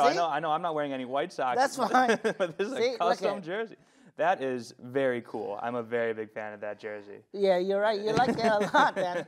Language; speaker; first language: English; native; English